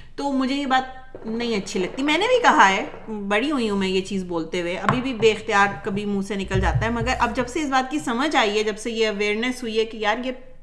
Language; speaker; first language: Urdu; native; Urdu